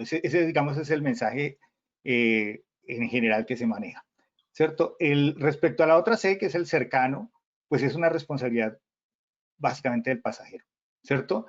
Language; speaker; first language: Spanish; native; Spanish